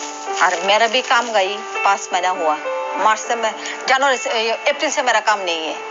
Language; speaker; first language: Hindi; non-native, local second language; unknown